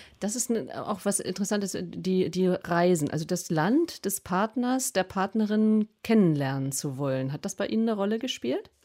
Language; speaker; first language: German; native; German